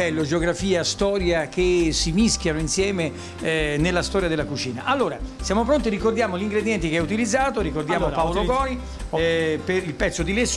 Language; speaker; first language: Italian; native; Italian